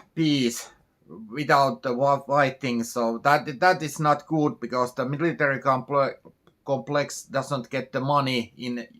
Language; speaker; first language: English; non-native, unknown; Finnish